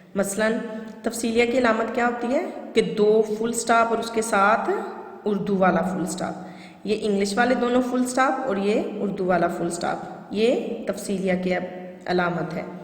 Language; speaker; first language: Urdu; non-native, local second language; Punjabi